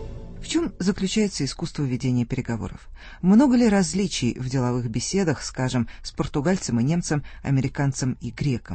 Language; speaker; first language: Russian; native; Russian